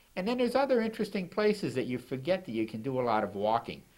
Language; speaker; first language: English; native; English